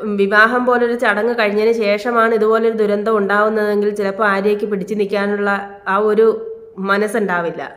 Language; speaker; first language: Malayalam; native; Malayalam